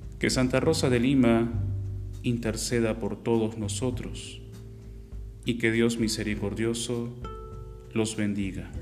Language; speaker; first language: Spanish; native; Spanish